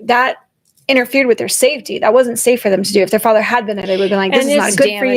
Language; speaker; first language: English; native; English